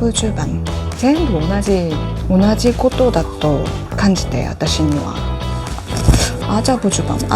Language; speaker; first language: Japanese; non-native, learner; Korean